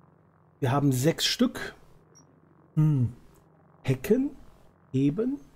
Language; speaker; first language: German; native; German